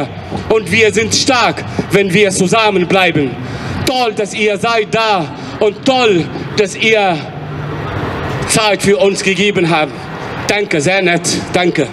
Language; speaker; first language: German; non-native, fluent; Arabic